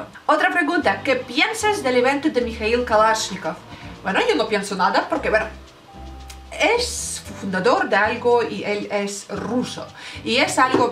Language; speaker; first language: Spanish; non-native, learner; Russian